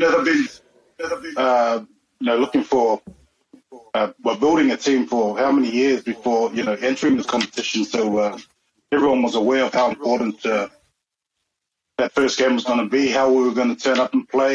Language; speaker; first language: English; native; English